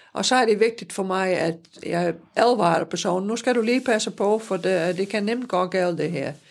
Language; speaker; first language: Danish; non-native, fluent; Dutch